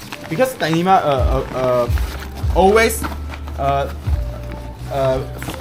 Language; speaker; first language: English; non-native, learner; Chinese